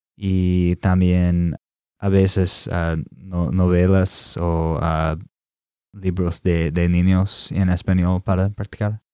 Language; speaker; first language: Spanish; non-native, learner; English